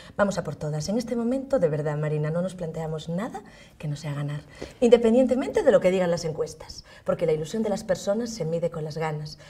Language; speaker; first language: Spanish; native; Spanish